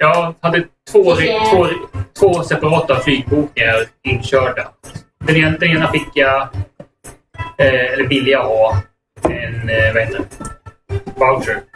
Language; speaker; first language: Swedish; native; Swedish